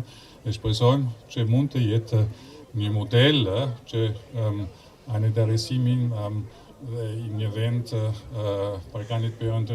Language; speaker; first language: Albanian; non-native, learner; German